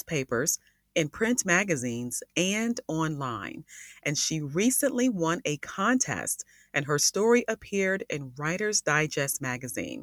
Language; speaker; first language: English; native; English